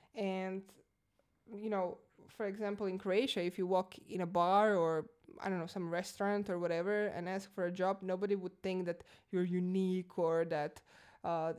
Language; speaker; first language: English; non-native, fluent; Croatian